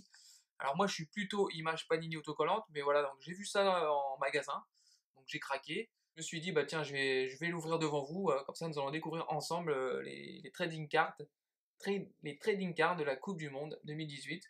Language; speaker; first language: French; native; French